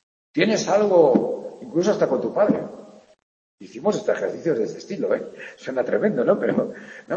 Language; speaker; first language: Spanish; native; Spanish